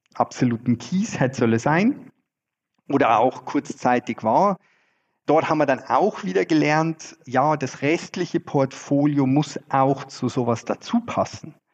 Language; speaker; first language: German; native; German